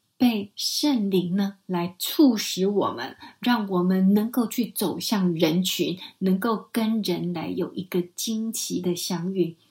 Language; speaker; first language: Chinese; non-native, fluent; Spanish